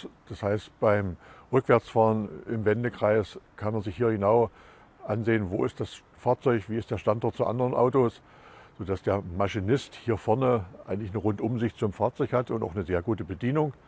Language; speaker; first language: German; native; German